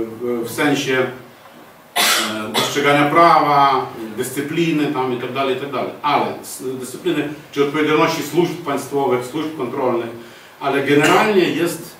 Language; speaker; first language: Polish; non-native, fluent; Ukrainian